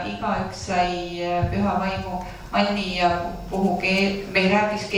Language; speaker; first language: Finnish; non-native, learner; Estonian